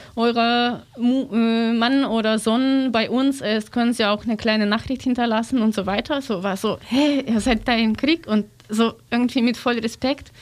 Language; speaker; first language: German; non-native, fluent; Russian